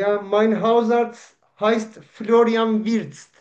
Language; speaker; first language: German; non-native, learner; Turkish